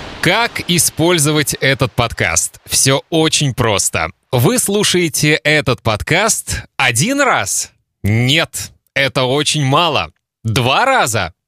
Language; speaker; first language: Russian; native; Russian